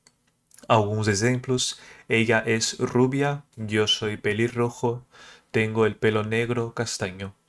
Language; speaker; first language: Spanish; early bilingual, other home language; Portuguese